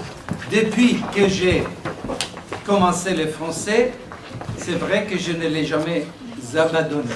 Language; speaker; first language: French; non-native, fluent; Greek